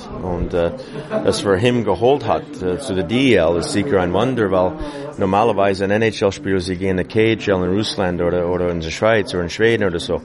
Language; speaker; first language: German; non-native, fluent; English